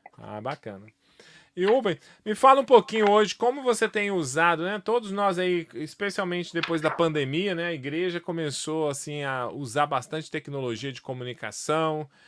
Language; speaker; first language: Portuguese; native; Portuguese